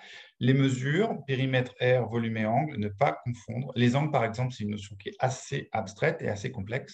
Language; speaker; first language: French; native; French